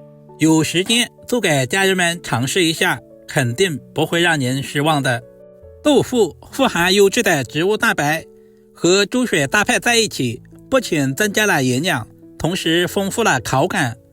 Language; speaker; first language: Chinese; native; Chinese